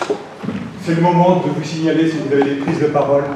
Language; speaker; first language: French; native; French